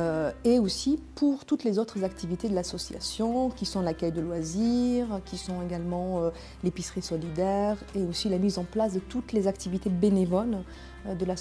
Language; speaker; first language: French; native; French